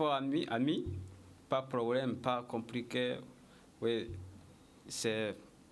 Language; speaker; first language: French; non-native, learner; Kinyarwanda